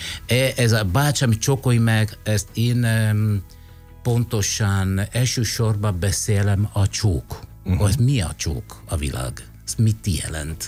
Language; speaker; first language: Hungarian; non-native, fluent; Italian